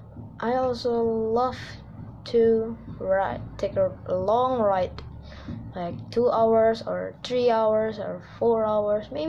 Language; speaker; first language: English; non-native, learner; Indonesian